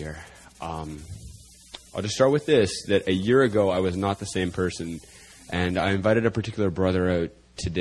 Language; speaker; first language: English; native; English